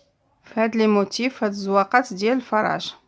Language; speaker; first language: Arabic; native; Arabic